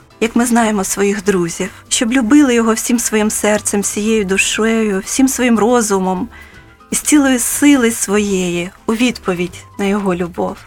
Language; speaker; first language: Ukrainian; native; Ukrainian